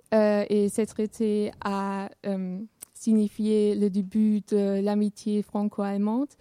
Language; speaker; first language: French; non-native, fluent; German